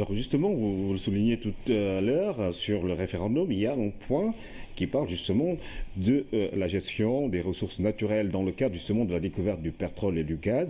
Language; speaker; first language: French; non-native, local second language; Wolof